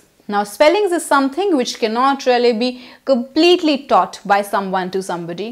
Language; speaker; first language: English; non-native, local second language; Hindi